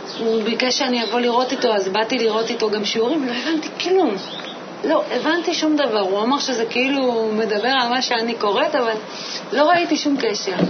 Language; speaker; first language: Hebrew; native; Hebrew